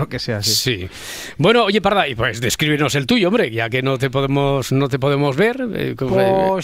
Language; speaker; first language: Spanish; native; Spanish